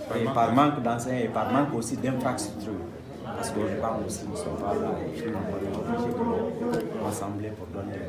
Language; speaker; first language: French; non-native, local second language; Fula